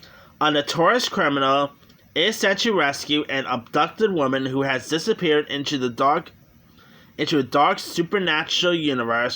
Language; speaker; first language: English; native; English